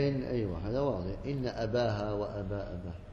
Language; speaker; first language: Arabic; native; Arabic